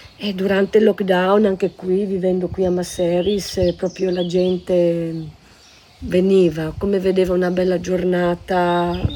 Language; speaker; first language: Italian; non-native, local second language; Slovenian